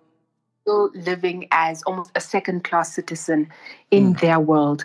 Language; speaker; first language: English; non-native, local second language; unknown